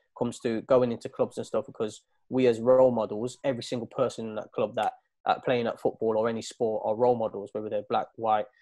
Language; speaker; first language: English; native; English